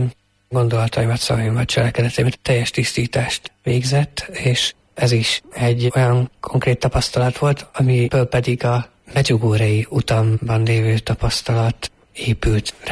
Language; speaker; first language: Hungarian; native; Hungarian